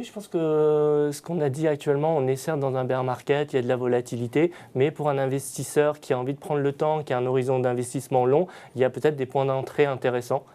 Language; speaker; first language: French; native; French